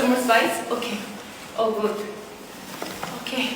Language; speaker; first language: English; non-native, learner; Korean